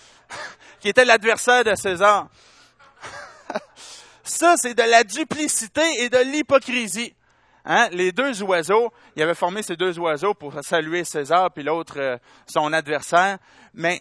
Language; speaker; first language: French; native; French